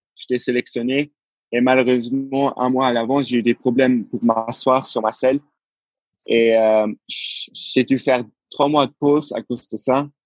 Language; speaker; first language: French; non-native, local second language; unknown